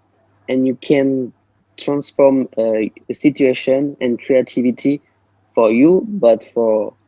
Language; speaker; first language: English; non-native, learner; French